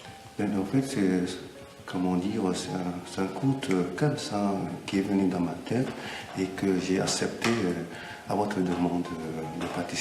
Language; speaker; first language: French; non-native, local second language; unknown